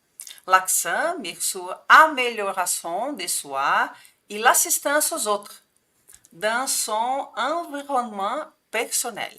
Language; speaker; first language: French; non-native, fluent; Portuguese